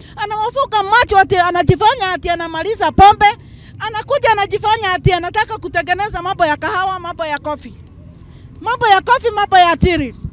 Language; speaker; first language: Swahili; non-native, local second language; Kikuyu